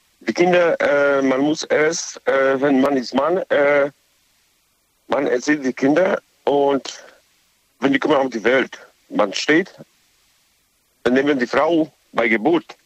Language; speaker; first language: German; non-native, learner; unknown